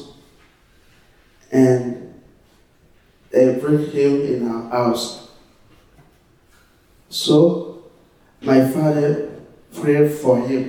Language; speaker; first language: English; non-native, learner; French